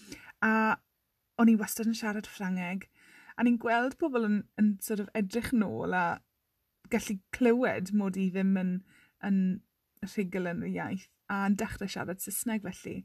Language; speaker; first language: Welsh; non-native, local second language; English